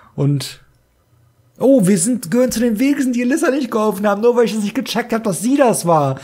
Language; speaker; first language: German; native; German